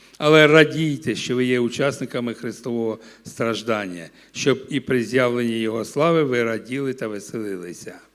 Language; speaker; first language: Ukrainian; non-native, local second language; Russian